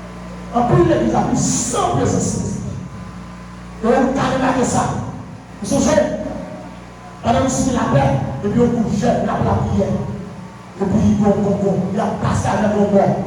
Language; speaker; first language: French; non-native, local second language; Haitian Creole